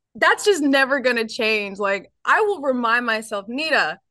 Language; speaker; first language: English; native; English